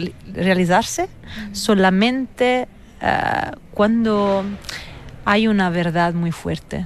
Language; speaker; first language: Spanish; non-native, fluent; Italian